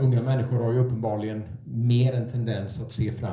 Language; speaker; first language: Swedish; non-native, fluent; English